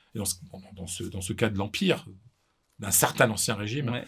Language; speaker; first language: French; native; French